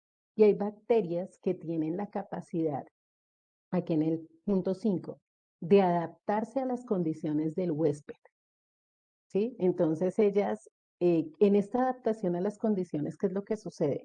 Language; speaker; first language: Spanish; native; Spanish